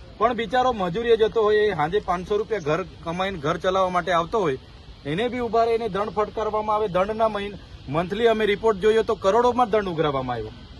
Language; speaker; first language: Gujarati; non-native, local second language; Vasavi